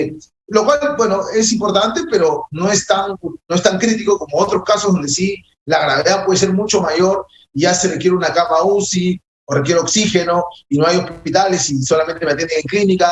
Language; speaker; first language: Spanish; native; Spanish